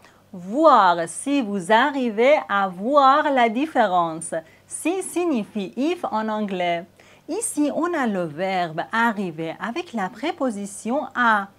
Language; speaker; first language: French; native; French